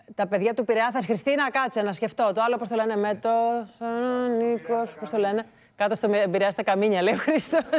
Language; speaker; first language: Greek; native; Greek